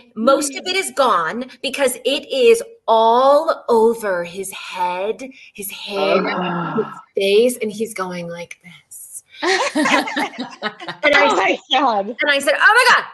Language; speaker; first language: English; native; English